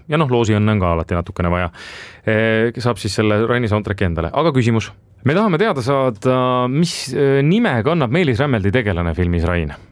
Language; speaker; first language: Estonian; native; Estonian